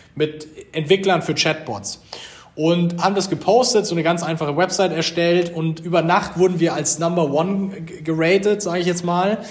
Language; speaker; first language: German; native; German